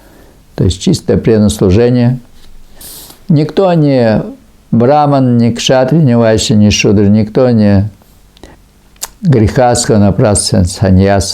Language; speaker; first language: Russian; native; Russian